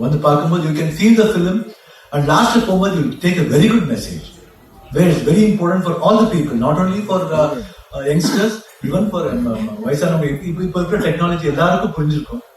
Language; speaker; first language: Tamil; non-native, local second language; Kannada